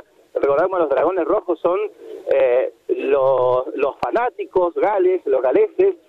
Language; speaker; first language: Spanish; native; Spanish